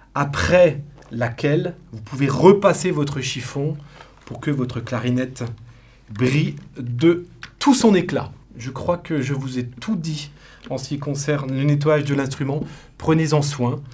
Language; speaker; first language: French; native; French